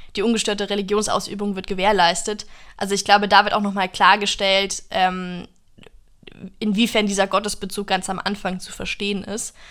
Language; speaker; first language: German; non-native, fluent; English